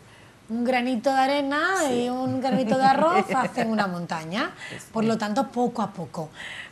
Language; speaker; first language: Spanish; native; Spanish